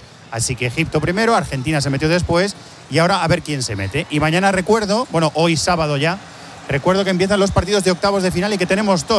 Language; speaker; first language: Spanish; native; Spanish